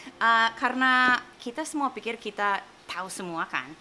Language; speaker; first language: Indonesian; non-native, fluent; English